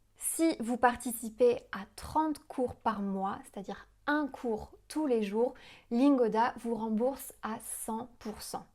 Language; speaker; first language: French; native; French